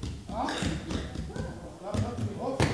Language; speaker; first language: Dutch; non-native, learner; Lingala